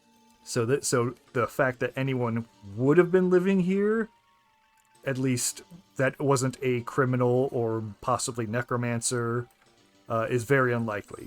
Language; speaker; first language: English; native; English